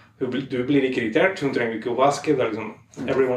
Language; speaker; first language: Norwegian; non-native, fluent; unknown